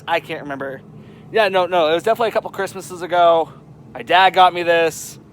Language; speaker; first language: English; native; English